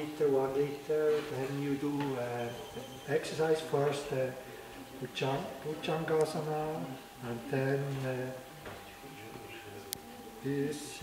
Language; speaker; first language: English; non-native, learner; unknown